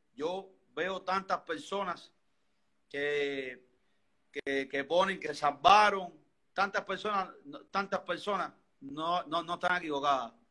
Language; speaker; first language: Spanish; native; Spanish